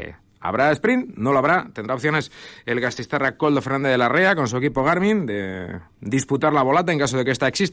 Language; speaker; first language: Spanish; native; Spanish